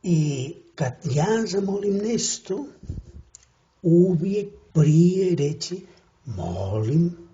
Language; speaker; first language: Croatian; non-native, fluent; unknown